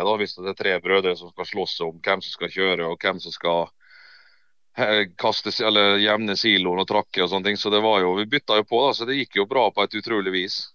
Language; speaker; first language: Norwegian; native; Norwegian